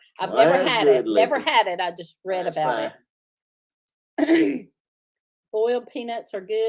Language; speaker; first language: English; native; English